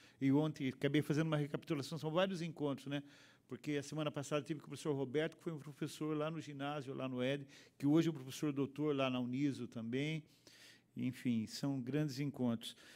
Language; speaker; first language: Portuguese; native; Portuguese